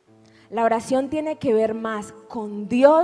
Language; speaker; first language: Spanish; native; Spanish